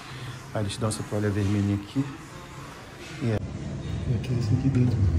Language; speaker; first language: Portuguese; native; Portuguese